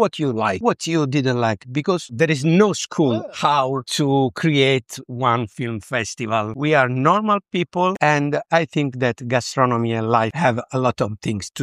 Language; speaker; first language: English; non-native, learner; Italian